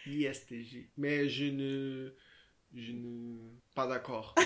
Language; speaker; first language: French; non-native, learner; Portuguese